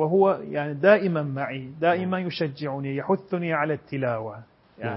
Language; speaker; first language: Arabic; non-native, fluent; Turkish